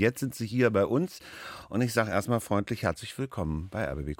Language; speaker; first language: German; native; German